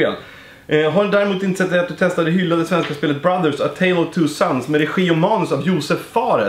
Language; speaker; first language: Swedish; native; Swedish